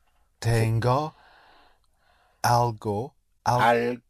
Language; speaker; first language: Spanish; non-native, learner; English